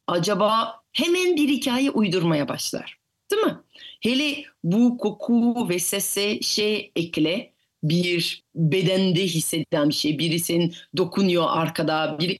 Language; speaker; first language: Turkish; non-native, fluent; French